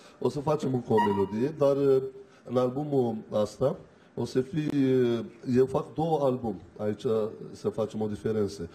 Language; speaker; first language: Romanian; non-native, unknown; Turkish